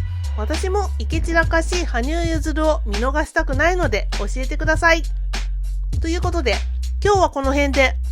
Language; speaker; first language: Japanese; native; Japanese